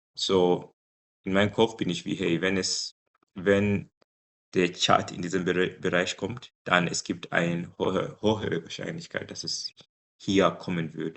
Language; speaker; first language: German; non-native, fluent; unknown